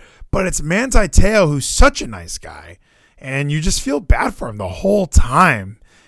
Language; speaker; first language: English; native; English